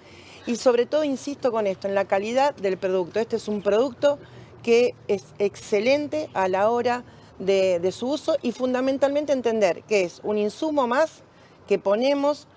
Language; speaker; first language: Spanish; native; Spanish